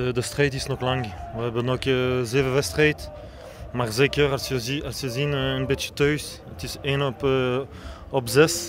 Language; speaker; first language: Dutch; non-native, learner; French